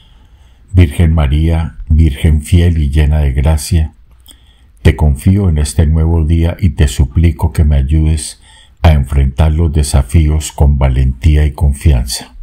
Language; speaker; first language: Spanish; native; Spanish